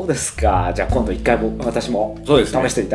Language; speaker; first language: Japanese; native; Japanese